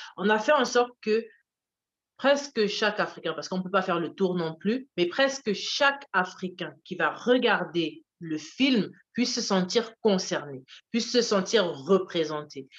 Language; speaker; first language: French; early bilingual, other home language; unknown